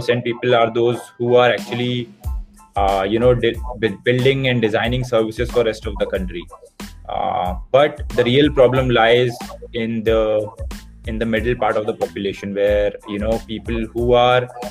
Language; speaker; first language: English; non-native, local second language; Hindi